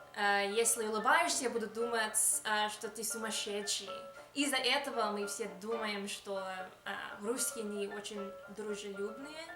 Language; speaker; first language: Russian; non-native, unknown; English